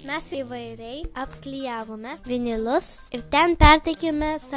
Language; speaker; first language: Lithuanian; early bilingual, heritage; Lithuanian